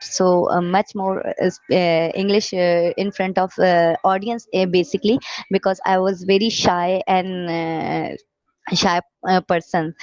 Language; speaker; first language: English; non-native, learner; Urdu